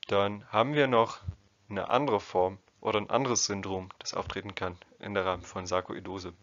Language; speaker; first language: German; non-native, fluent; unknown